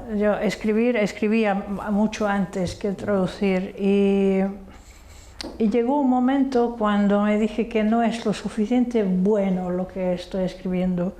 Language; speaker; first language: Spanish; non-native, fluent; Hungarian